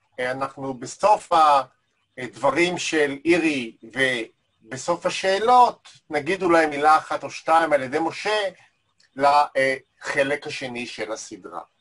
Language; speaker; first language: Hebrew; native; Hebrew